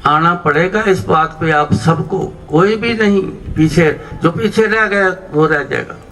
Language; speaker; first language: Hindi; non-native, local second language; Punjabi